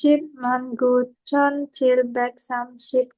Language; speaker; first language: Korean; non-native, learner; Indonesian